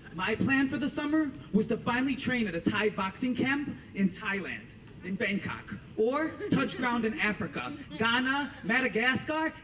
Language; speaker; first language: English; native; English